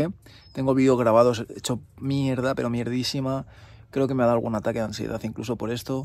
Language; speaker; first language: Spanish; native; Spanish